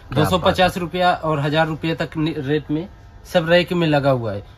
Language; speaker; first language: Hindi; native; Hindi